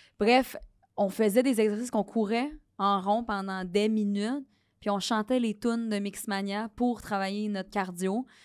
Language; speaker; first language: French; native; French